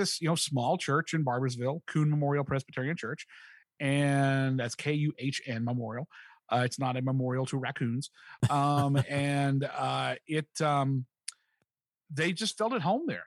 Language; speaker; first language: English; native; English